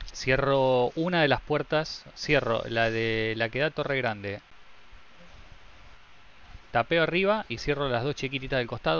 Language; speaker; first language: Spanish; native; Spanish